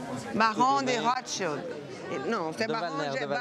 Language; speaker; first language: French; non-native, learner; Portuguese